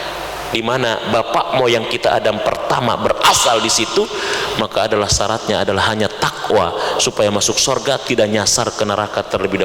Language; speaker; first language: Indonesian; native; Indonesian